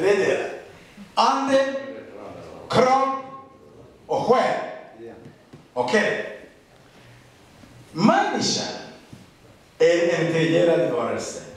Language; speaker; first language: Swedish; non-native, learner; Rundi